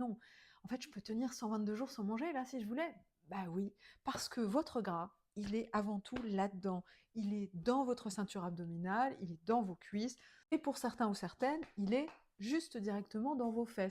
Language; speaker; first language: French; native; French